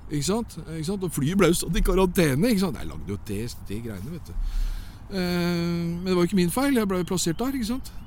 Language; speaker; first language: Norwegian; native; Norwegian